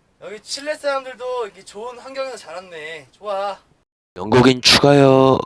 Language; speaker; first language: Korean; native; Korean